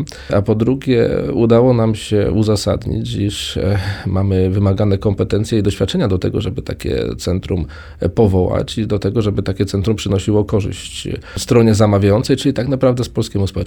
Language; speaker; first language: Polish; native; Polish